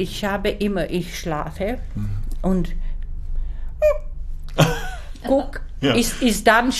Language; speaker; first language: German; non-native, learner; Czech